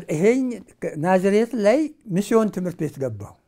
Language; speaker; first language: Amharic; non-native, local second language; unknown